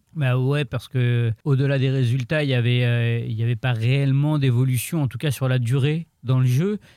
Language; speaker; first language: French; native; French